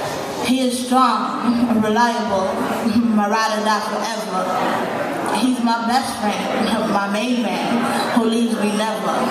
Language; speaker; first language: English; native; English